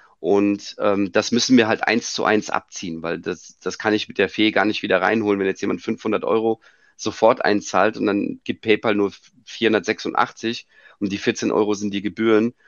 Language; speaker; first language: German; native; German